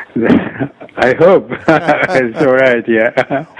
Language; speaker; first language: English; non-native, learner; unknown